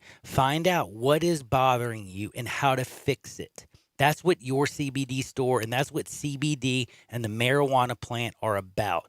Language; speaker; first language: English; native; English